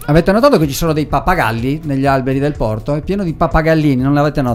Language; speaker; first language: Italian; native; Italian